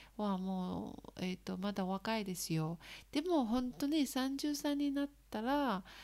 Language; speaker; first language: Japanese; non-native, learner; Chinese